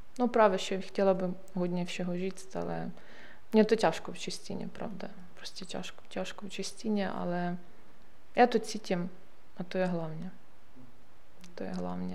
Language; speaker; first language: Czech; non-native, learner; Ukrainian